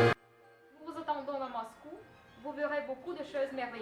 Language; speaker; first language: French; non-native, learner; Russian